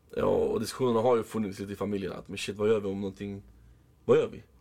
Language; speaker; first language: Swedish; early bilingual, other home language; Arabic